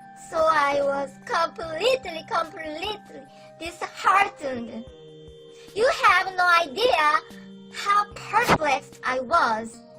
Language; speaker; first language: English; non-native, fluent; Korean